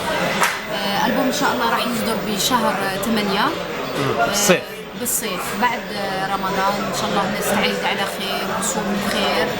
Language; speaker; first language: Arabic; native; Arabic